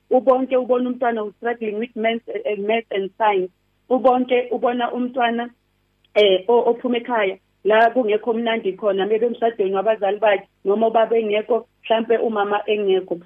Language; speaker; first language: Zulu; native; Zulu